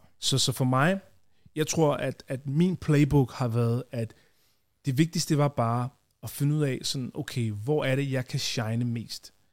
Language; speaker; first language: Danish; early bilingual, other home language; Ganda